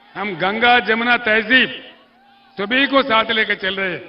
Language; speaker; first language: Hindi; non-native, local second language; Telugu